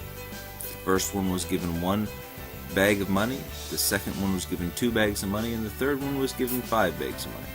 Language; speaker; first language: English; native; English